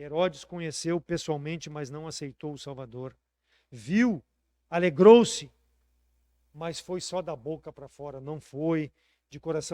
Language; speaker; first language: Portuguese; native; Portuguese